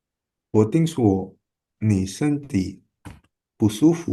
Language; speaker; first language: Chinese; non-native, learner; Indonesian